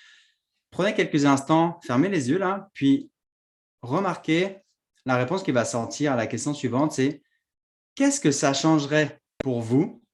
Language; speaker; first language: French; native; French